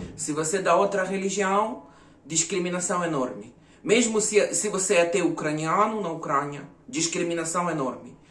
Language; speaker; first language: Portuguese; early bilingual, other home language; Ukrainian